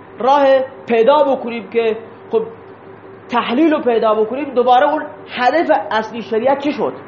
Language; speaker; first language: Persian; non-native, local second language; Baluchi